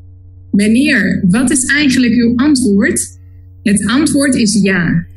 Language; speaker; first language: Dutch; non-native, learner; Spanish